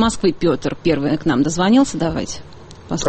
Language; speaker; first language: Russian; native; Russian